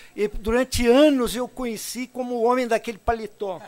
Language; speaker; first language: Portuguese; native; Portuguese